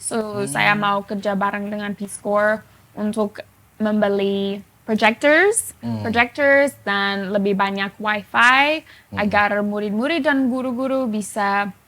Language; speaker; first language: Indonesian; non-native, fluent; English